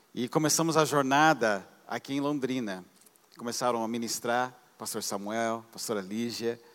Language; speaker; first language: Portuguese; native; Portuguese